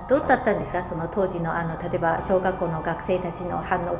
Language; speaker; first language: Japanese; non-native, fluent; Chinese